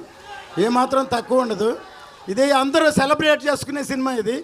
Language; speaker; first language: Telugu; native; Telugu